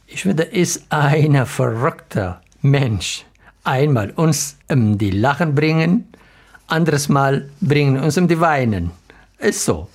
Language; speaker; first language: German; non-native, learner; Arabic